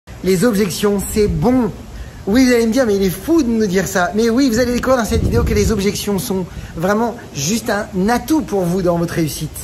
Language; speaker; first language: French; native; French